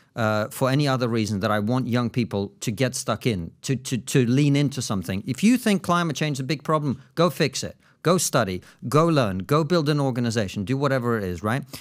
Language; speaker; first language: English; non-native, fluent; Russian